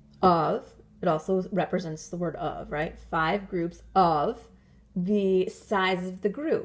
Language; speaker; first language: English; native; English